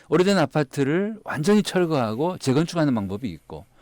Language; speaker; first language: Korean; native; Korean